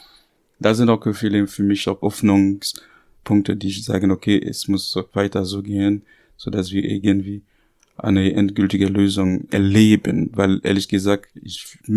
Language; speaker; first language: German; non-native, learner; Haitian Creole